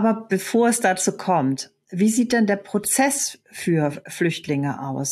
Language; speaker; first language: German; native; German